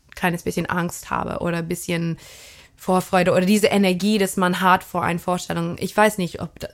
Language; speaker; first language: German; non-native, fluent; English